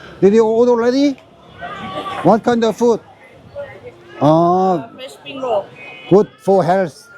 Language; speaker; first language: English; non-native, learner; Korean